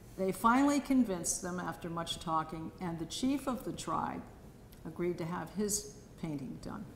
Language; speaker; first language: English; native; English